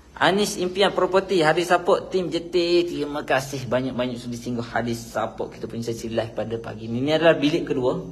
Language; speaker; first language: Malay; native; Malay